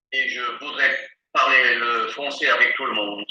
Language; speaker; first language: French; non-native, learner; English